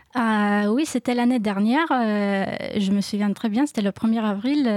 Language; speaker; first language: French; non-native, learner; Ukrainian